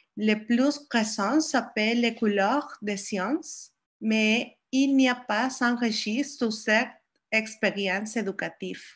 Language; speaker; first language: French; non-native, learner; Spanish